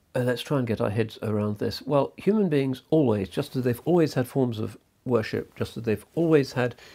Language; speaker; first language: English; native; English